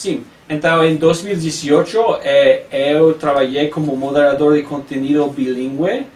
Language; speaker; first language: Portuguese; non-native, learner; English